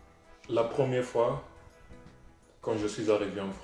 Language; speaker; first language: French; non-native, learner; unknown